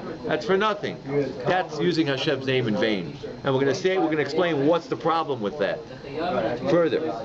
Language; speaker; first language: English; native; English